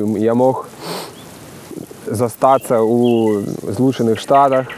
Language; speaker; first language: Belarusian; non-native, local second language; Russian